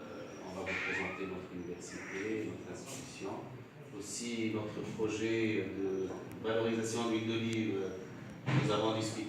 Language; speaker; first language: French; non-native, local second language; Arabic